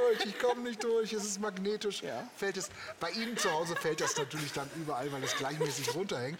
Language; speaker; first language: German; native; German